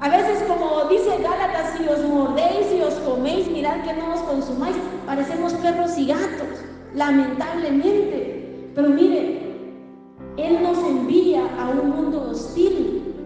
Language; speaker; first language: Spanish; native; Spanish